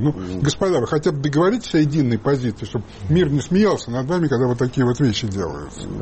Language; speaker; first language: Russian; native; Russian